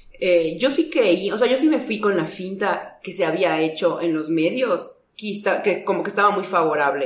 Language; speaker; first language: Spanish; native; Spanish